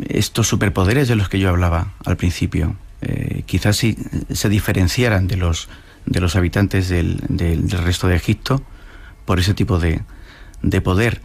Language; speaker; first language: Spanish; native; Spanish